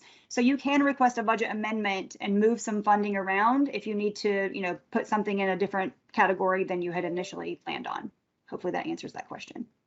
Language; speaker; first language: English; native; English